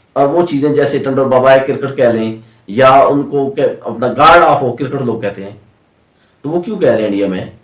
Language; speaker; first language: Urdu; non-native, local second language; Punjabi